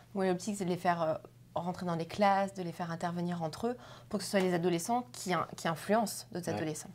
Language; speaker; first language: French; native; French